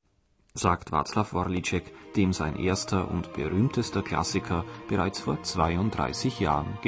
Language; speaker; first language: German; native; German